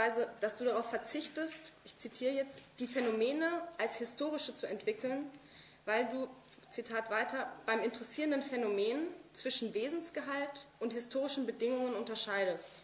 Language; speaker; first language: German; native; German